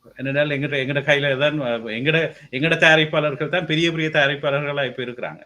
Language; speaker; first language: Tamil; native; Tamil